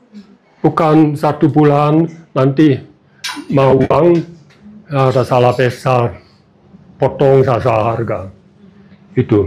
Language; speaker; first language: Indonesian; non-native, fluent; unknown